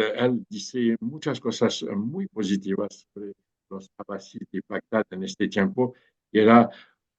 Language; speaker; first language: Spanish; non-native, fluent; French